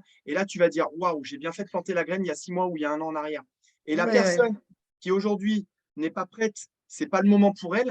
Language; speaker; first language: French; native; French